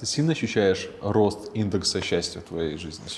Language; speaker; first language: Russian; native; Russian